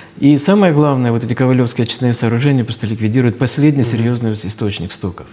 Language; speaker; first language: Russian; native; Russian